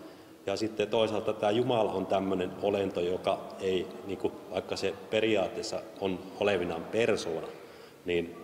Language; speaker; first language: Finnish; native; Finnish